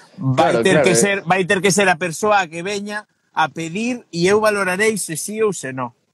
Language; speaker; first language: Galician; native; Galician